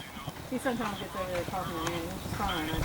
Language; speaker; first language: English; native; English